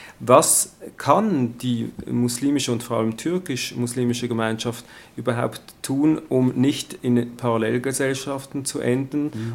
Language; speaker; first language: German; native; German